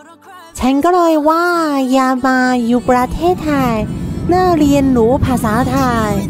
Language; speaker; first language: Thai; non-native, learner; Chinese